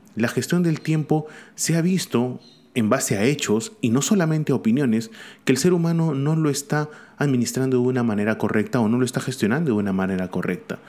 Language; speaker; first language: Spanish; native; Spanish